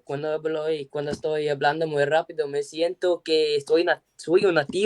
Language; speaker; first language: Spanish; non-native, learner; English